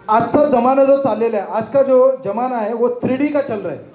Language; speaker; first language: Hindi; non-native, local second language; Marathi